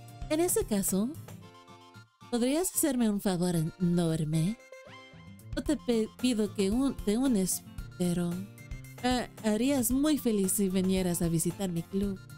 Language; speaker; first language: Spanish; non-native, learner; English